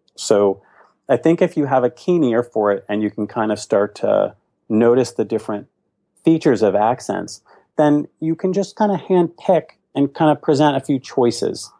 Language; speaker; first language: English; native; English